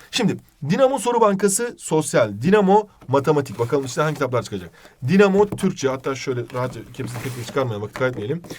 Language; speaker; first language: Turkish; native; Turkish